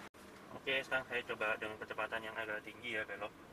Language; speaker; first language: Indonesian; native; Indonesian